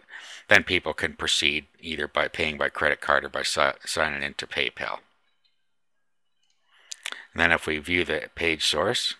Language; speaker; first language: English; native; English